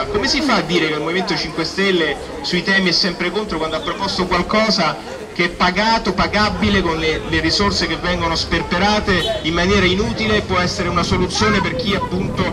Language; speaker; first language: Italian; native; Italian